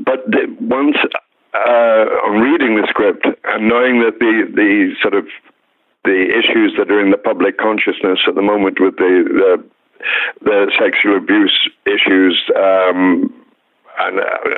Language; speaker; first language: English; native; English